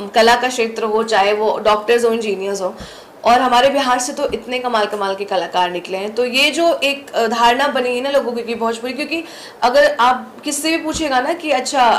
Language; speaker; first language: Hindi; native; Hindi